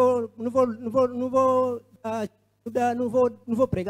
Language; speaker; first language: Portuguese; non-native, learner; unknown